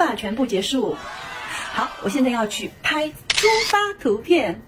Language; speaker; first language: Chinese; native; Chinese